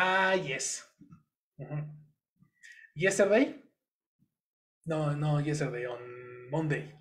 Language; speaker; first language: English; non-native, fluent; Spanish